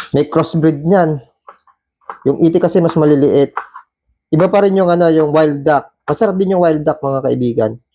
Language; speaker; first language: Filipino; native; Filipino